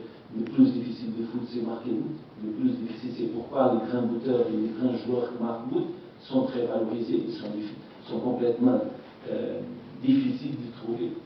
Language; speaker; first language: French; non-native, learner; Portuguese